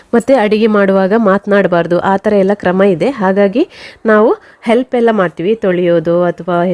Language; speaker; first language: Kannada; non-native, local second language; Tulu